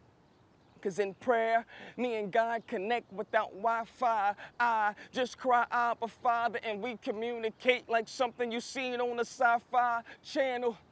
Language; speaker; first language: English; native; English